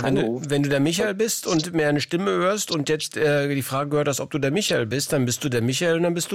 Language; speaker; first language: German; native; German